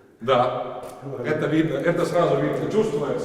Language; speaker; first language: Russian; non-native, fluent; Estonian